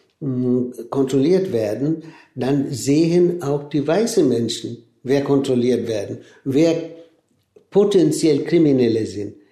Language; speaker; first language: German; non-native, fluent; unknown